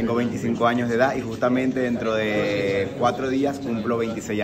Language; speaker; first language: Spanish; native; Spanish